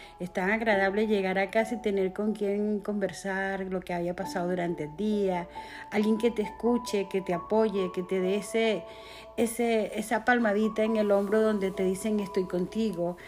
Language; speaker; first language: Spanish; native; Spanish